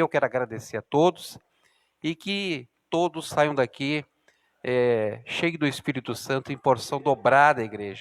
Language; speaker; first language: Portuguese; native; Portuguese